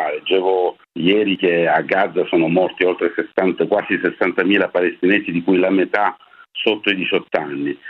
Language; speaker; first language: Italian; native; Italian